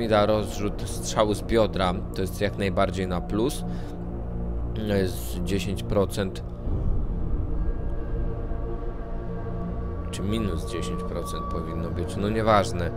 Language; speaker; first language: Polish; native; Polish